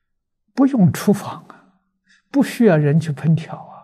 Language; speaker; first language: Chinese; native; Chinese